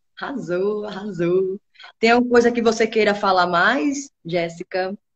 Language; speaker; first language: Portuguese; native; Portuguese